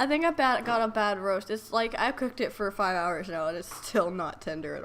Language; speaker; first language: English; native; English